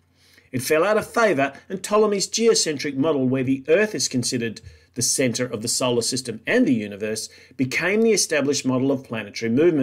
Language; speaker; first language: English; native; English